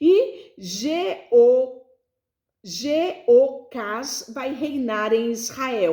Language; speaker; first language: Portuguese; native; Portuguese